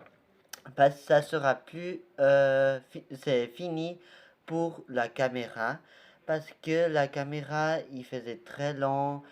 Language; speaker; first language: French; non-native, learner; Portuguese